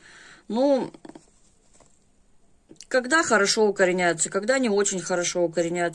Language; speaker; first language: Russian; native; Russian